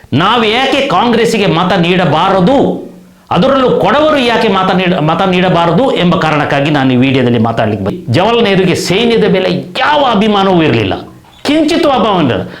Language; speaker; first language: Kannada; non-native, local second language; Kodava